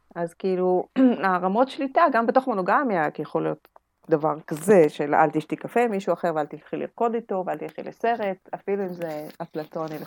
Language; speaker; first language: Hebrew; non-native, fluent; Russian